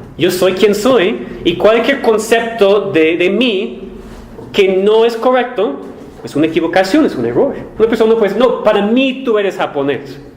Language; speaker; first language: Spanish; non-native, fluent; English